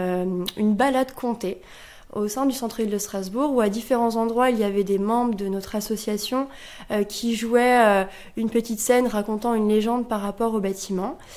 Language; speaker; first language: French; native; French